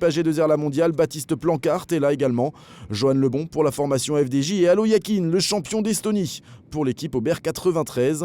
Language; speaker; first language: French; native; French